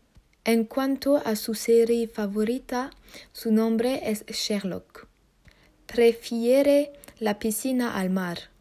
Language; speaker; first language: Spanish; non-native, learner; French